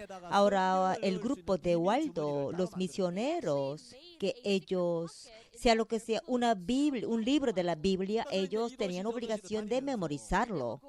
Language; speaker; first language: Spanish; non-native, fluent; Korean